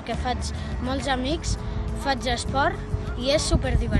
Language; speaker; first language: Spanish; non-native, local second language; Catalan